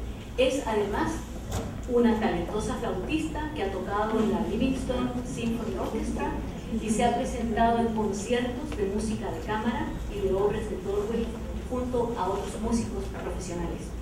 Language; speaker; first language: Spanish; native; Spanish